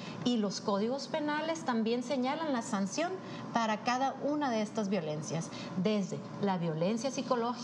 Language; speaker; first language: Spanish; native; Spanish